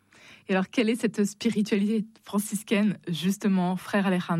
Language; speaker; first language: French; native; French